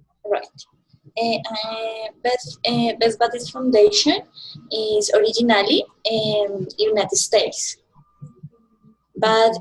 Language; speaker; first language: English; non-native, learner; Spanish